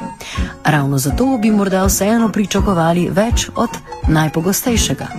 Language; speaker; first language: Slovenian; native; Slovenian